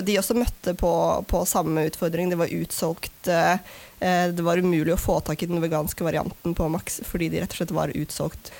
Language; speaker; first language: Norwegian; native; Norwegian